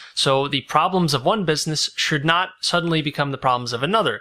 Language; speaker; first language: English; native; English